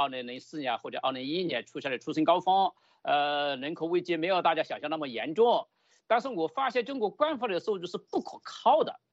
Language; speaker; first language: Chinese; native; Chinese